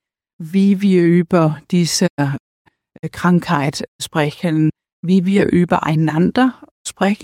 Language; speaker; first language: German; non-native, learner; Danish